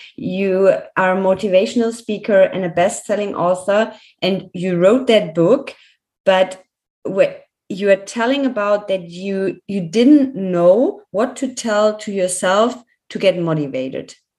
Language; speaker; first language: English; non-native, fluent; German